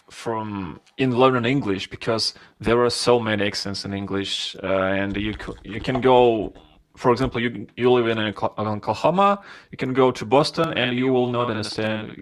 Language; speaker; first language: English; non-native, fluent; Russian